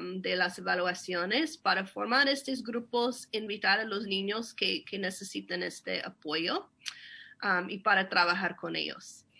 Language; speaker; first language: Spanish; non-native, fluent; English